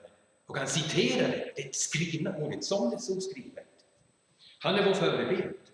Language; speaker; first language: Swedish; non-native, fluent; German